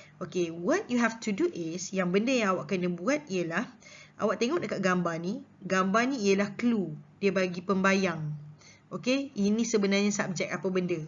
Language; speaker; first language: Malay; native; Malay